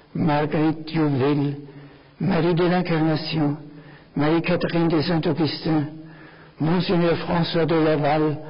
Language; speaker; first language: French; non-native, fluent; German